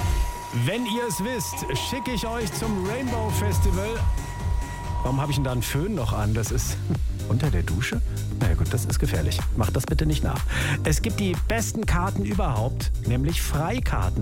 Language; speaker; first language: German; native; German